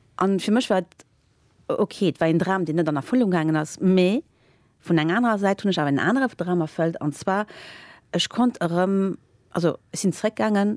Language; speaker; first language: Luxembourgish; early bilingual, other home language; Spanish